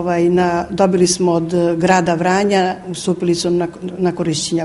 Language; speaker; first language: Serbian; native; Serbian